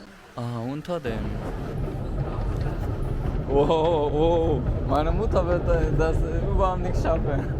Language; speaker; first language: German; non-native, fluent; Korean